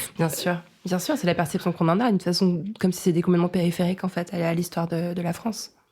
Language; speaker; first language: French; native; French